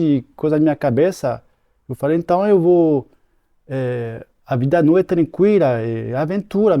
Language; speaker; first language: Portuguese; non-native, fluent; French